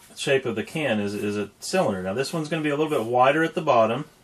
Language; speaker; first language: English; native; English